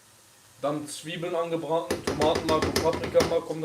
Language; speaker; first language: German; early bilingual, other home language; Kurdish